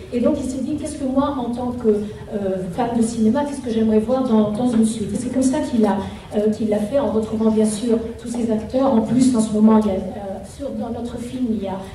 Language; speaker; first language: French; native; French